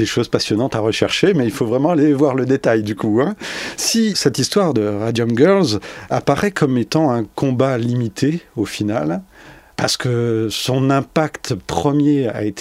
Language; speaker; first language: French; native; French